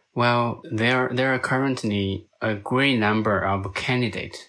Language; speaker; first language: English; non-native, fluent; Chinese